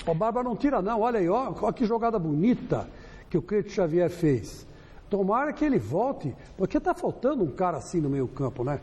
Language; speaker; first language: Portuguese; native; Portuguese